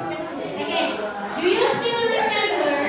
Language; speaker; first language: English; non-native, local second language; Indonesian